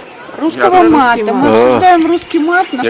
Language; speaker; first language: Russian; native; Russian